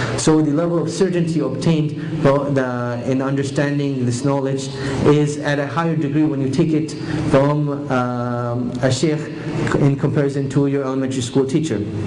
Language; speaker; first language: English; native; English